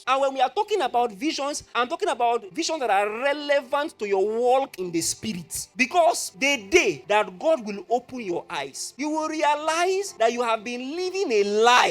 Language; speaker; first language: English; non-native, local second language; Yoruba